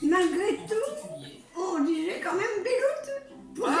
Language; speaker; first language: French; early bilingual, other home language; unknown